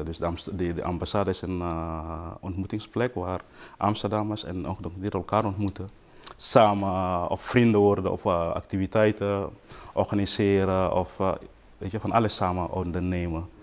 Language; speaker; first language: Dutch; non-native, fluent; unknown